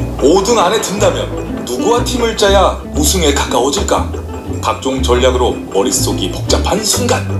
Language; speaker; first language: Korean; native; Korean